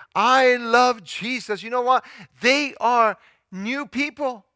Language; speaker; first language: English; early bilingual, other home language; Italian